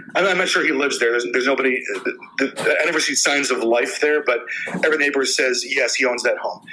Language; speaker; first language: English; native; English